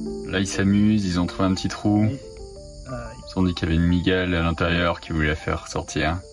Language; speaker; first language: French; native; French